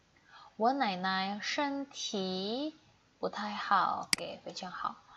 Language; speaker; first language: Chinese; non-native, fluent; Indonesian